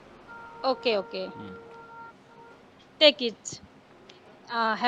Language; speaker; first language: English; non-native, learner; Hindi